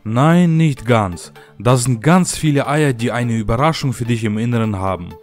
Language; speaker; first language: German; native; German